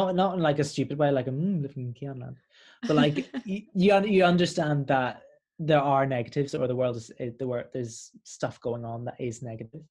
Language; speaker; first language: English; native; English